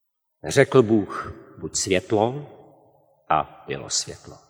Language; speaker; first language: Czech; native; Czech